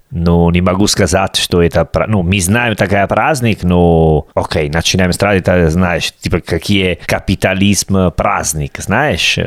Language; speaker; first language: Russian; non-native, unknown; Italian